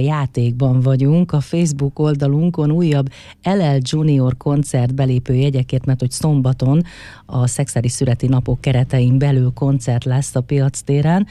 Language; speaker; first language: Hungarian; native; Hungarian